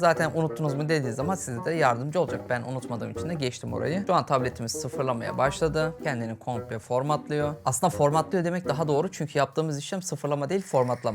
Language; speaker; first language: Turkish; native; Turkish